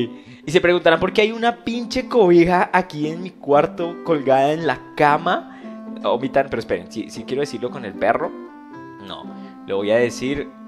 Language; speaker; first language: Spanish; native; Spanish